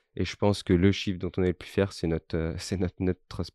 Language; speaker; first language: French; native; French